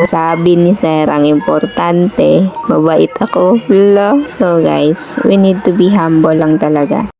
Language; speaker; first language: Filipino; non-native, local second language; Hiligaynon